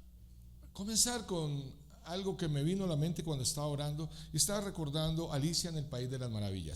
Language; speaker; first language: Spanish; native; Spanish